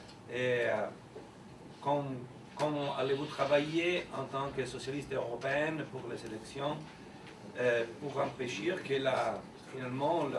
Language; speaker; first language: French; non-native, fluent; Italian